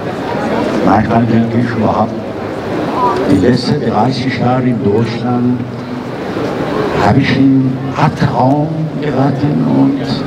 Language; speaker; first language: German; non-native, learner; Persian